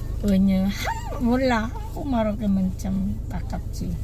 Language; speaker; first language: Korean; non-native, local second language; Filipino